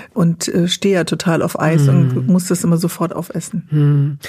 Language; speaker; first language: German; native; German